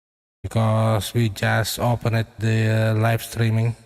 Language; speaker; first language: English; non-native, learner; Indonesian